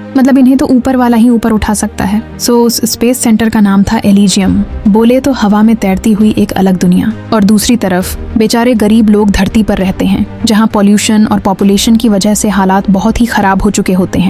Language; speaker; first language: Hindi; native; Hindi